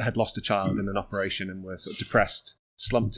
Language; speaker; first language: English; native; English